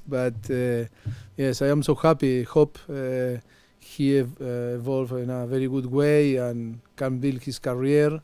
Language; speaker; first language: English; non-native, fluent; Spanish